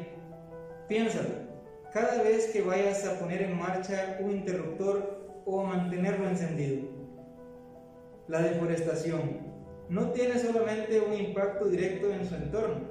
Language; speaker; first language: Spanish; native; Spanish